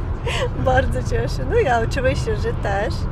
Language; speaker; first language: Polish; non-native, learner; Ukrainian